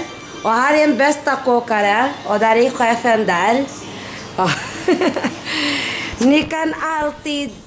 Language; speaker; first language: Swedish; non-native, learner; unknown